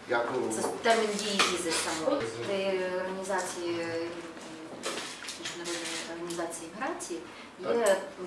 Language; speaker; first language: Ukrainian; native; Ukrainian